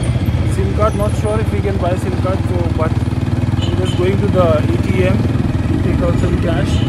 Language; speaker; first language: English; non-native, local second language; Hindi